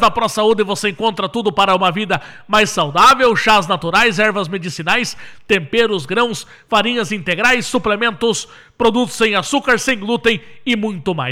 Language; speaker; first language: Portuguese; native; Portuguese